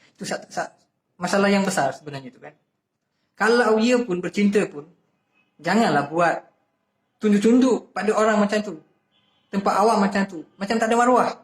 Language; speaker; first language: Malay; non-native, fluent; Bangla